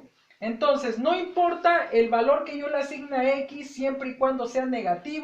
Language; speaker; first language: Spanish; native; Spanish